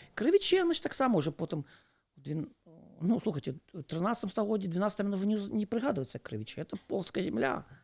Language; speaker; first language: Belarusian; non-native, local second language; Russian